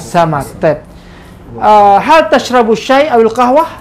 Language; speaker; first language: Arabic; non-native, fluent; Indonesian